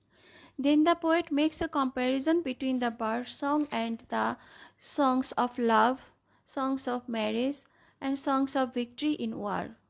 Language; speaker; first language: English; non-native, local second language; Bangla